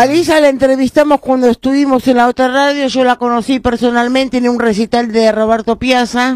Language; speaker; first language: Spanish; native; Spanish